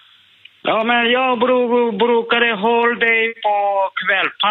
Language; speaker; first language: Swedish; non-native, learner; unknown